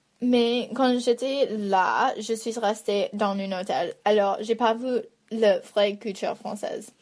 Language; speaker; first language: French; non-native, fluent; English